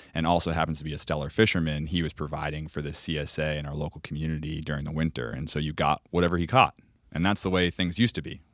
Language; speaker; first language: English; native; English